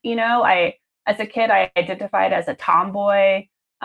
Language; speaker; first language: English; native; English